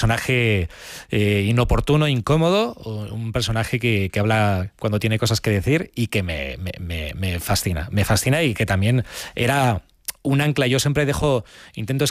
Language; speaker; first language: Spanish; native; Spanish